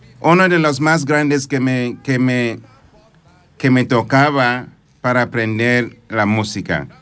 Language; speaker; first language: Spanish; non-native, fluent; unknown